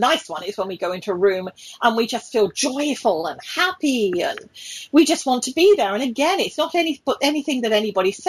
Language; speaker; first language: English; native; English